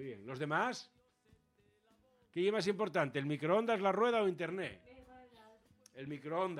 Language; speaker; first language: Spanish; native; Spanish